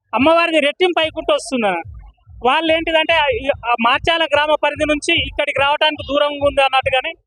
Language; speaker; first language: Telugu; native; Telugu